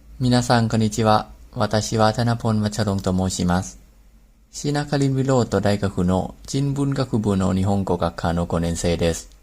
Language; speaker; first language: Japanese; non-native, learner; Thai